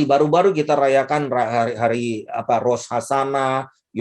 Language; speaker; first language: Malay; native; Malay